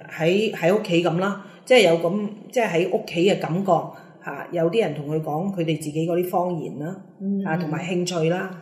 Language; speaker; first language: Cantonese; native; Cantonese